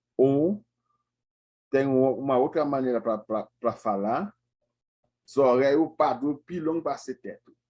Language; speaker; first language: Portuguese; non-native, fluent; Haitian Creole